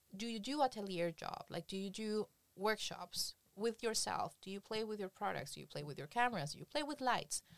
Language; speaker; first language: English; non-native, fluent; Spanish